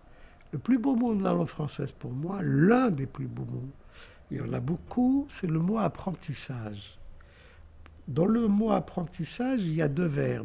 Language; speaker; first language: French; non-native, local second language; Arabic